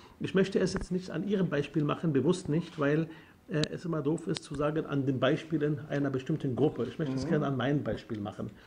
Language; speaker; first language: German; early bilingual, other home language; Arabic